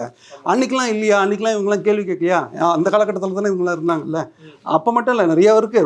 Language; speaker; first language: Tamil; native; Tamil